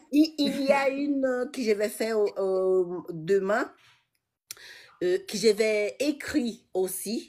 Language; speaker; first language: French; non-native, learner; Portuguese